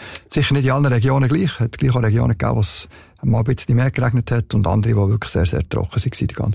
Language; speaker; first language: German; native; German